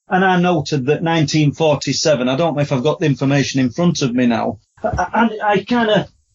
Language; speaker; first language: English; native; English